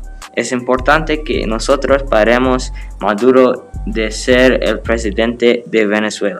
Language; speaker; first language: Spanish; non-native, learner; English